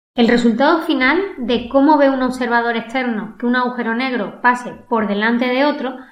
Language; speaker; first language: Spanish; native; Spanish